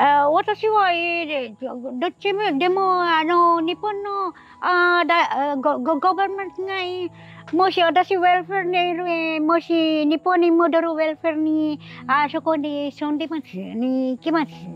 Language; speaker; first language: Japanese; non-native, learner; Filipino